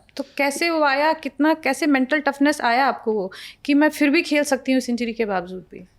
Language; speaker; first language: Hindi; native; Hindi